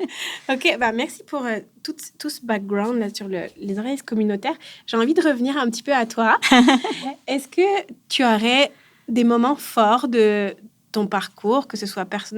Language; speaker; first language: French; native; French